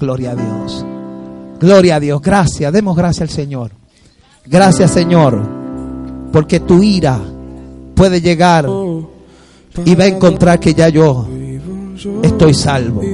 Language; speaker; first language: Spanish; native; Spanish